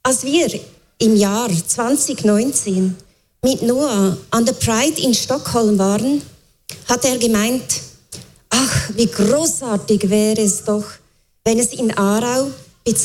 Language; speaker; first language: German; native; German